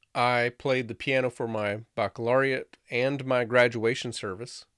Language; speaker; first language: English; native; English